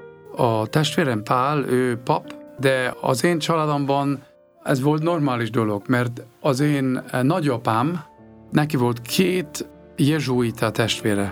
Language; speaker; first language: Hungarian; non-native, learner; German